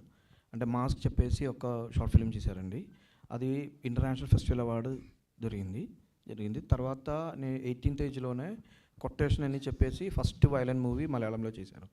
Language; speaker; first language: Telugu; non-native, learner; Malayalam